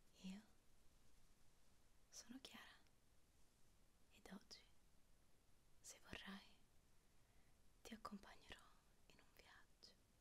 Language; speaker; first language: Italian; native; Italian